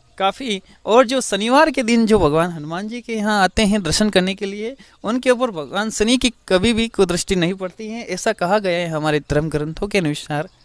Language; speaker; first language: Hindi; native; Hindi